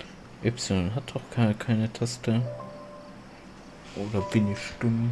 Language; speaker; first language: German; non-native, local second language; Luxembourgish